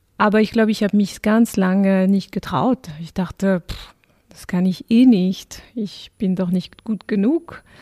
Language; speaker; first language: German; non-native, fluent; French